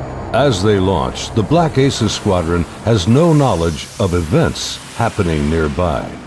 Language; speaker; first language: English; native; English